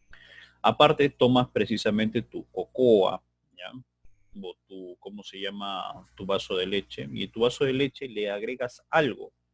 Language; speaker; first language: Spanish; native; Spanish